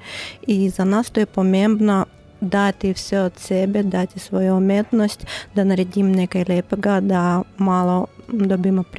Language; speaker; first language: Slovenian; non-native, fluent; Russian